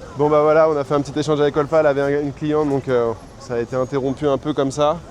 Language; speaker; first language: French; native; French